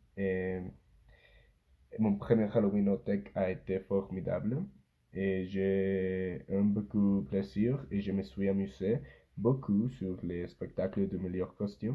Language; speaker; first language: French; non-native, learner; Spanish